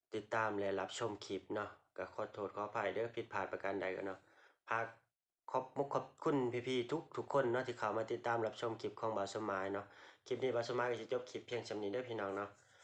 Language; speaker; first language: Thai; non-native, local second language; Lao